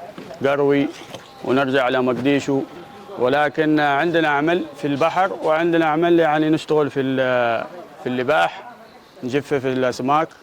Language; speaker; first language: Arabic; native; Arabic